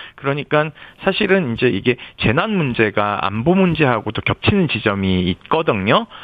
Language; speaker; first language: Korean; native; Korean